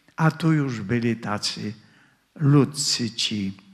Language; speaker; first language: Polish; native; Polish